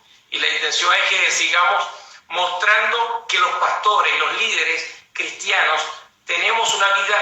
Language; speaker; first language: Spanish; native; Spanish